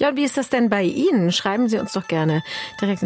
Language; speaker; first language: German; native; German